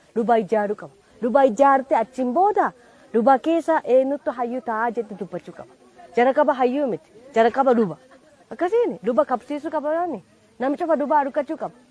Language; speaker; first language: Oromo; non-native, fluent; Japanese